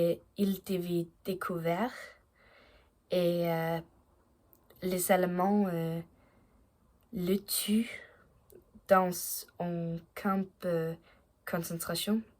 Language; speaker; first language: French; non-native, learner; Danish